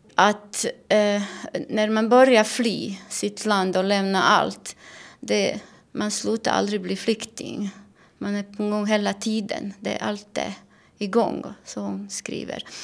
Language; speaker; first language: Swedish; non-native, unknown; Bosnian